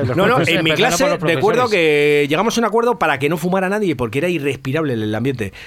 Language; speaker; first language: Spanish; native; Spanish